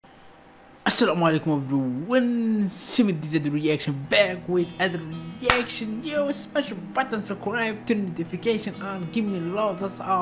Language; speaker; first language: English; non-native, learner; Arabic